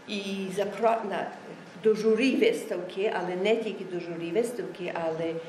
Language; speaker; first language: Ukrainian; early bilingual, heritage; Ukrainian